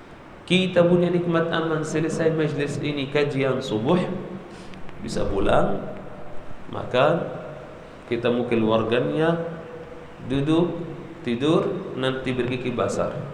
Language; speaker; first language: Indonesian; non-native, learner; Arabic